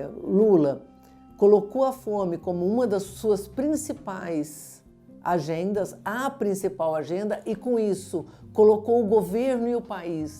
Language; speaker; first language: Portuguese; native; Portuguese